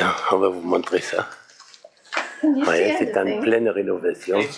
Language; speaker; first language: French; native; French